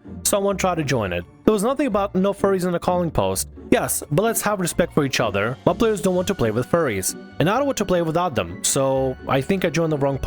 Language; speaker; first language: English; native; English